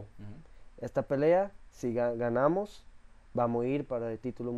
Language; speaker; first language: Spanish; early bilingual, heritage; English